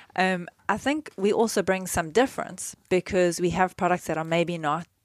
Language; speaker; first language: English; native; English